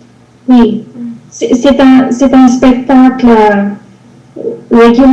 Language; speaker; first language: French; non-native, learner; English